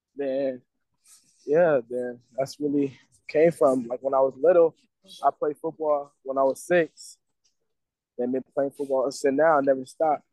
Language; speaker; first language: English; native; English